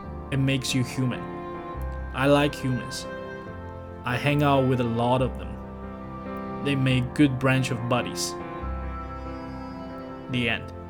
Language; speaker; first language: English; non-native, fluent; Chinese